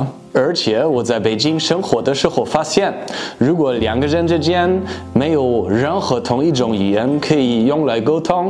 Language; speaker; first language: Chinese; non-native, fluent; German